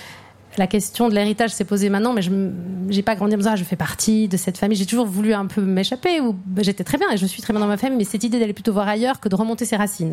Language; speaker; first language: French; native; French